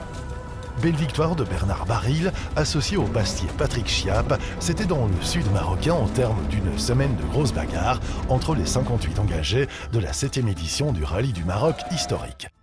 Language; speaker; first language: French; native; French